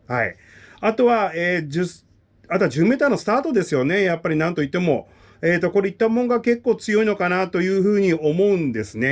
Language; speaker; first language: Japanese; native; Japanese